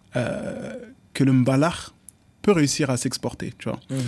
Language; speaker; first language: French; native; French